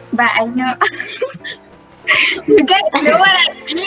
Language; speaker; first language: English; non-native, local second language; Malay